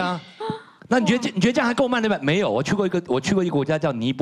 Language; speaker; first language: Chinese; native; Chinese